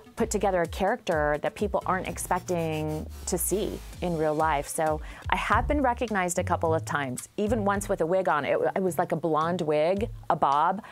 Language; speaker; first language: English; native; English